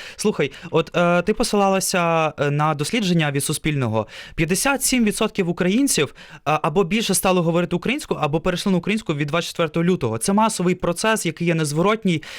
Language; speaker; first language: Ukrainian; non-native, local second language; Russian